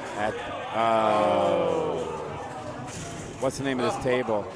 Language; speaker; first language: English; native; English